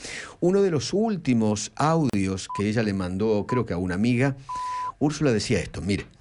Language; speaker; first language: Spanish; native; Spanish